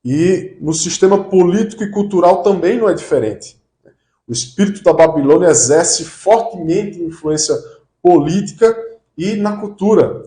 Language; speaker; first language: Portuguese; native; Portuguese